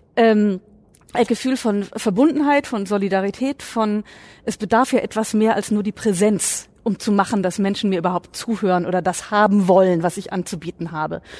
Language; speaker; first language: German; native; German